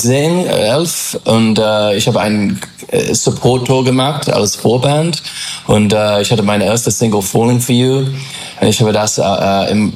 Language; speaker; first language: German; non-native, learner; English